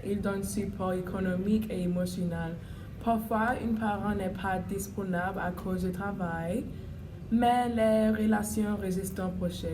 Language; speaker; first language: French; non-native, learner; English